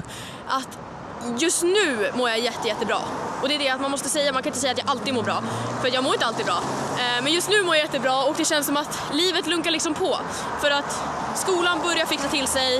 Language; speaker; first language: Swedish; native; Swedish